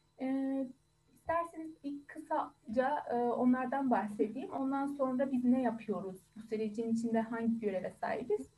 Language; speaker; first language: Turkish; non-native, fluent; Persian